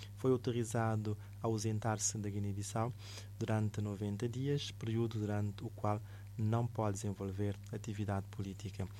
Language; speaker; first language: Portuguese; non-native, local second language; Kabuverdianu